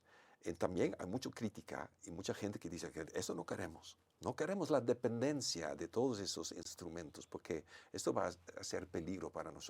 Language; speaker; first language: Spanish; non-native, fluent; Dutch